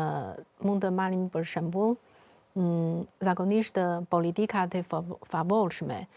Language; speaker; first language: Albanian; non-native, fluent; Chinese